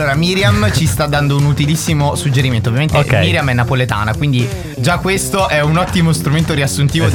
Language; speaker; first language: Italian; native; Italian